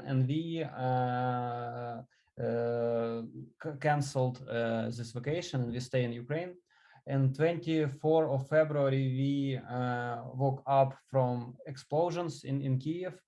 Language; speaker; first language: English; non-native, learner; Ukrainian